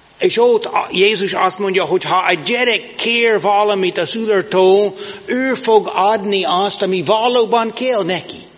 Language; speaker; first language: Hungarian; non-native, learner; English